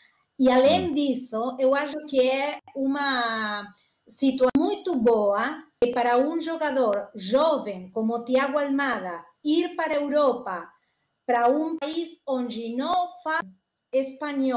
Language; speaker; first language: Portuguese; non-native, learner; Spanish